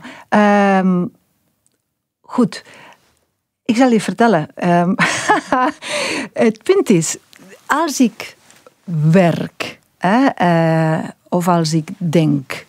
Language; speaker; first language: Dutch; non-native, local second language; French